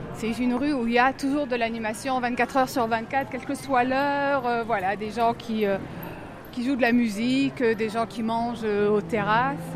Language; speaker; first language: French; native; French